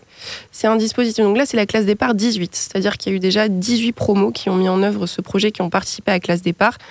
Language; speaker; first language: French; native; French